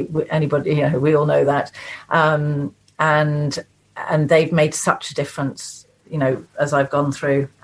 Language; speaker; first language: English; native; English